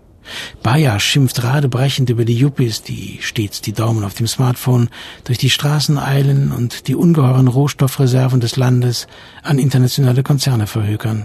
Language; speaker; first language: German; native; German